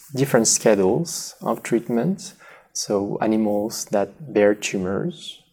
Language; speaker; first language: English; non-native, fluent; French